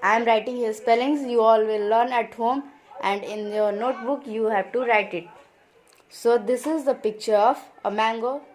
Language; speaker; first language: English; non-native, local second language; Hindi